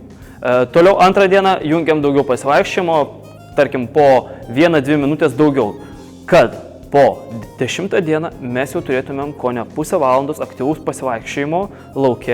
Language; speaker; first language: Lithuanian; native; Lithuanian